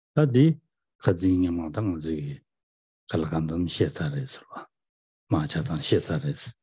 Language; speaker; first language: French; non-native, learner; Tibetan